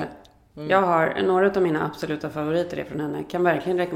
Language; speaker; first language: Swedish; native; Swedish